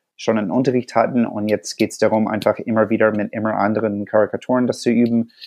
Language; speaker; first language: German; non-native, fluent; English